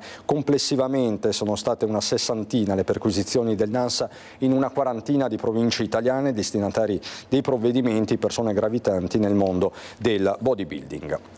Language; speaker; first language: Italian; native; Italian